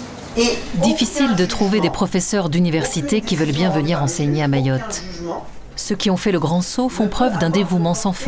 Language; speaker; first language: French; native; French